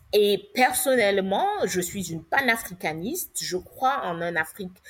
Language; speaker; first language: French; non-native, local second language; English